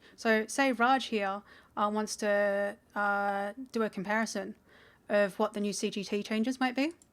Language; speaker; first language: English; native; English